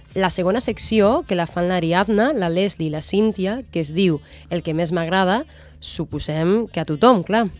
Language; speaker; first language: Catalan; non-native, learner; Spanish